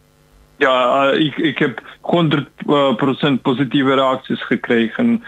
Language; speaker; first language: Dutch; non-native, learner; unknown